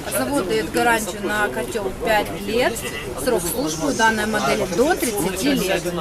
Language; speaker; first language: Russian; non-native, local second language; Ukrainian